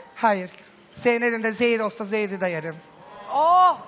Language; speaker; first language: Turkish; native; Turkish